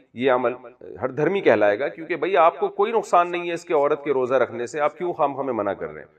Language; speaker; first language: Urdu; native; Urdu